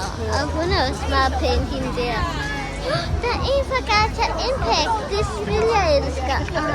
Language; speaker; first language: Danish; early bilingual, heritage; Danish